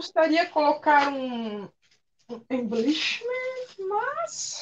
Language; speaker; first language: Spanish; non-native, fluent; Portuguese